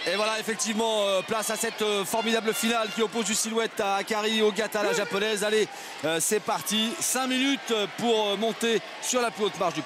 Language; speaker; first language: French; native; French